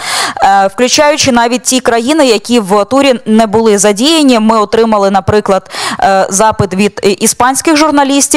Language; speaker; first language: Ukrainian; native; Ukrainian